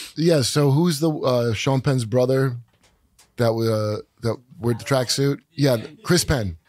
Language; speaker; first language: English; native; English